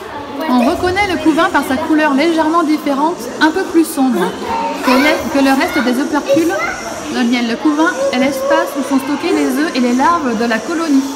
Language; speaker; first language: French; native; French